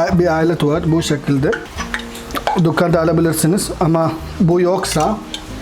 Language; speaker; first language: Turkish; non-native, learner; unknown